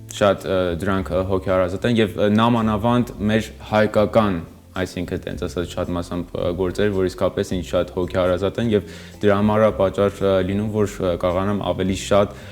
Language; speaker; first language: Armenian; early bilingual, heritage; Armenian